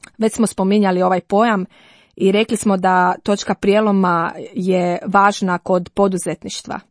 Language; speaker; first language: Croatian; native; Croatian